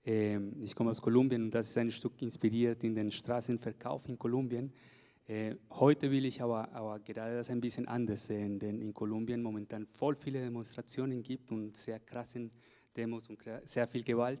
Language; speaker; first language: German; non-native, fluent; Spanish